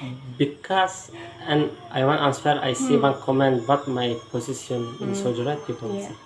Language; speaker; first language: English; non-native, learner; Turkish